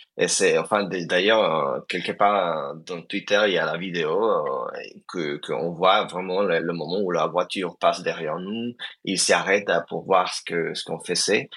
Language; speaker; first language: French; non-native, fluent; Spanish